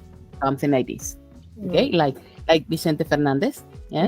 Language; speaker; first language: English; non-native, fluent; Spanish